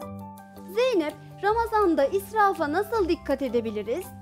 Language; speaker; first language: Turkish; native; Turkish